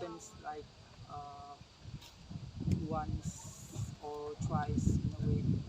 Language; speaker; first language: English; non-native, learner; Indonesian